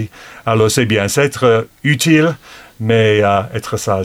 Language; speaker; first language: French; non-native, fluent; English